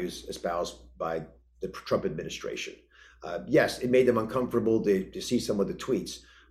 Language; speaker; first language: English; native; English